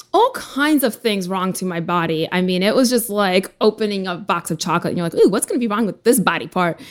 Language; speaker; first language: English; early bilingual, other home language; Russian